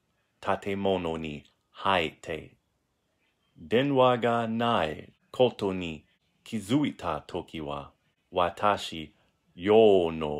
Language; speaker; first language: Japanese; non-native, learner; English